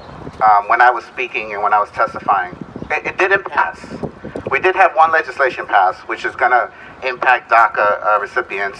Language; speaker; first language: English; early bilingual, other home language; Spanish